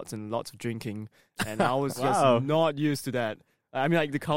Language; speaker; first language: English; non-native, local second language; Cantonese